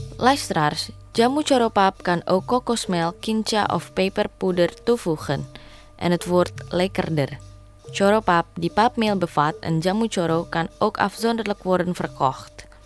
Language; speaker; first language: Dutch; non-native, fluent; Indonesian